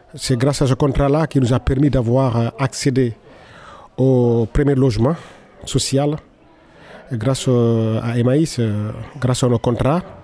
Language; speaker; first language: French; non-native, local second language; Fula